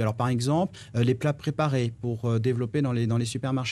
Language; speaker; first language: French; native; French